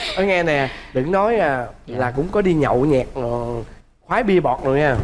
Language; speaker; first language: Vietnamese; native; Vietnamese